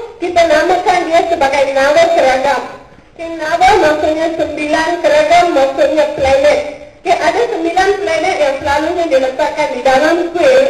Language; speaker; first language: Malay; non-native, local second language; Tamil